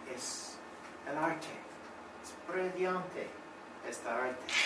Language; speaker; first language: Spanish; non-native, learner; English